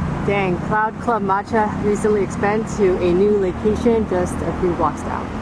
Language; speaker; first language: English; native; English